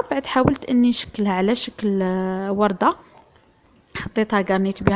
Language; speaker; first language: Arabic; native; Arabic